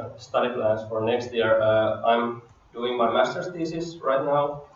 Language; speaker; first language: English; non-native, fluent; Finnish